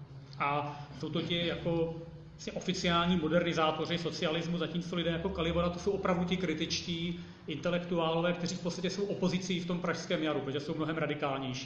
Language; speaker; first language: Czech; native; Czech